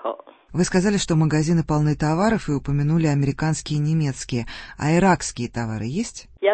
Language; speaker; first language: Russian; native; Russian